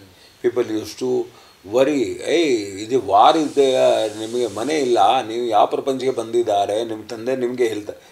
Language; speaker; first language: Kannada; non-native, learner; Hindi